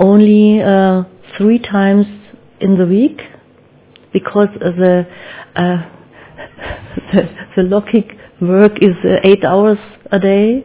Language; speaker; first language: English; non-native, learner; German